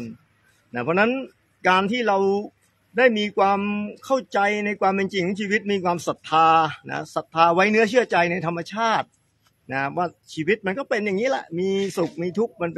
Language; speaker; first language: Thai; native; Thai